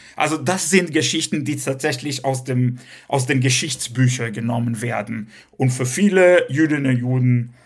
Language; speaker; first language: German; non-native, local second language; Hebrew